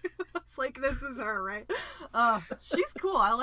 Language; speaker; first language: English; native; English